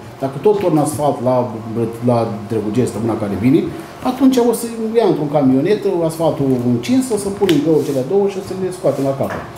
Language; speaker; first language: Romanian; native; Romanian